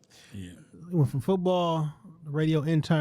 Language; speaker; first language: English; native; English